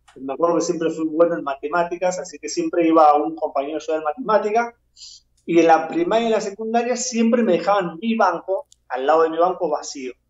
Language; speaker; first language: Spanish; native; Spanish